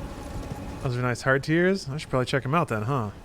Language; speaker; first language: English; native; English